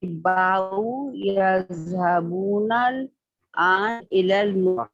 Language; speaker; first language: Arabic; non-native, learner; Urdu